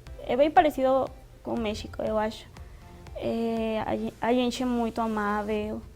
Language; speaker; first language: Portuguese; non-native, fluent; Spanish